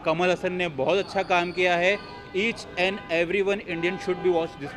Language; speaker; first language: Hindi; native; Hindi